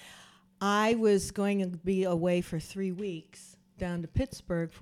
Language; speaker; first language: English; native; English